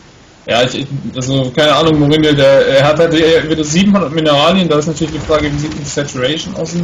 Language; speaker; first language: German; native; German